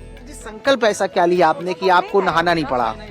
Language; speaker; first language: Hindi; native; Hindi